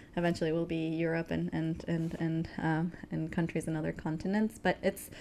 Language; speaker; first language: English; non-native, fluent; Spanish